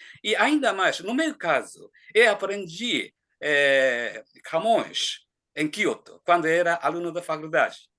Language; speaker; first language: Portuguese; non-native, fluent; Japanese